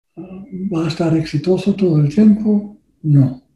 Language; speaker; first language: Spanish; non-native, learner; English